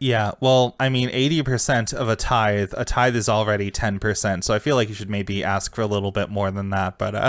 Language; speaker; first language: English; native; English